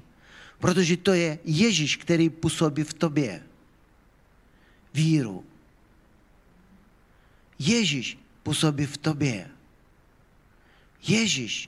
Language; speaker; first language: Czech; non-native, fluent; Ukrainian